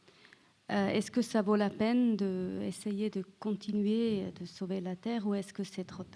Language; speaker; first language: French; non-native, fluent; Swiss German